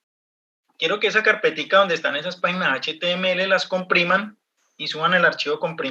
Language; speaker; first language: Spanish; native; Spanish